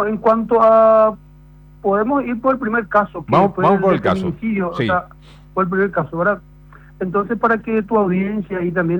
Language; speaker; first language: Spanish; native; Spanish